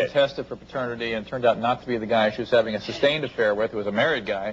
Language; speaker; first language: English; native; English